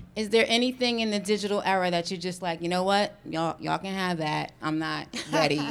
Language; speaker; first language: English; native; English